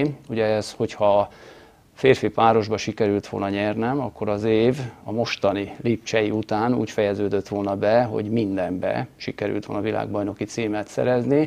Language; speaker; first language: Hungarian; native; Hungarian